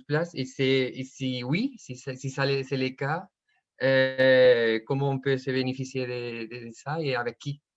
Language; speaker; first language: French; non-native, fluent; Spanish